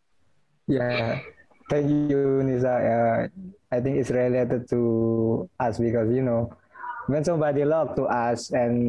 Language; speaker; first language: English; non-native, learner; Indonesian